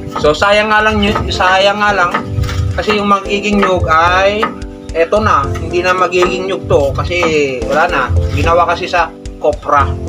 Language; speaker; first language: Filipino; non-native, local second language; Iloko